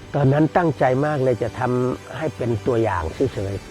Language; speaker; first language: Thai; native; Thai